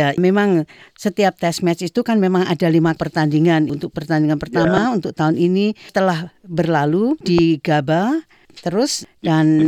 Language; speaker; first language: Indonesian; native; Indonesian